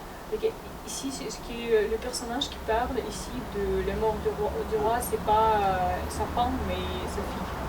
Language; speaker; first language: French; non-native, fluent; Russian